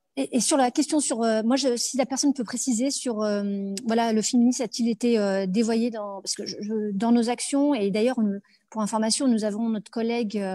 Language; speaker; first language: French; native; French